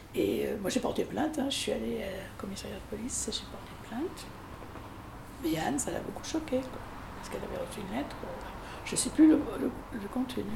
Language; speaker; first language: French; native; French